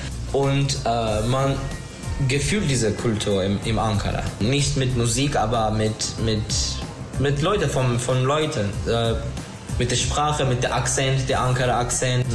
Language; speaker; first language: German; non-native, learner; Turkish